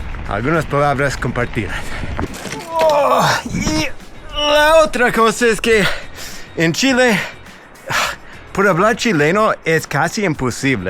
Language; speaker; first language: Spanish; non-native, fluent; English